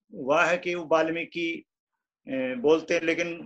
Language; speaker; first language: Hindi; native; Hindi